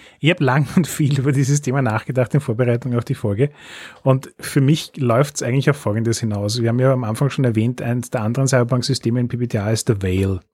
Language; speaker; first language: German; native; German